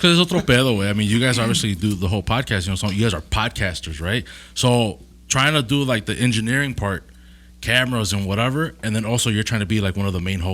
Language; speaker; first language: English; early bilingual, other home language; Spanish